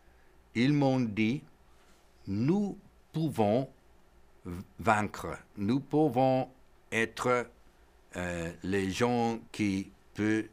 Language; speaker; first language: French; non-native, fluent; English